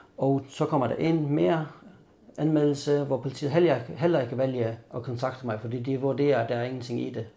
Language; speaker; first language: Danish; native; Danish